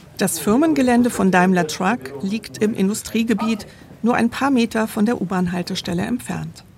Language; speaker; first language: German; native; German